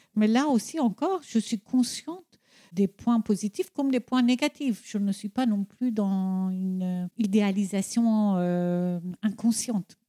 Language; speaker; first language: French; non-native, fluent; Persian